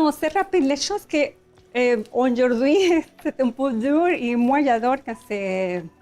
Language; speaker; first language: French; non-native, learner; Spanish